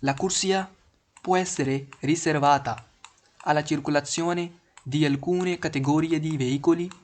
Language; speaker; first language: Italian; non-native, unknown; Hindi